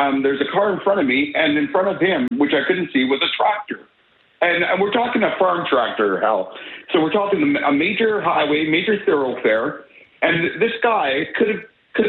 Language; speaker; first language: English; native; English